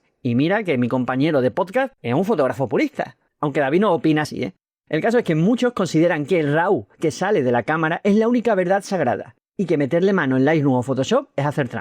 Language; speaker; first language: Spanish; native; Spanish